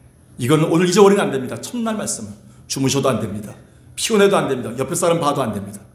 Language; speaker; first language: Korean; native; Korean